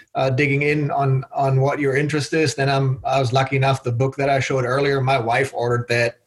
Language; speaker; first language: English; non-native, fluent; German